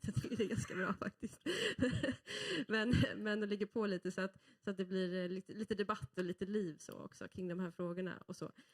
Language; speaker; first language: Swedish; native; Swedish